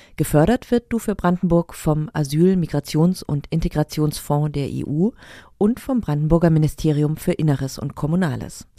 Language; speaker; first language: German; native; German